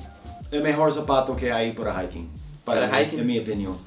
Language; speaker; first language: Spanish; non-native, fluent; English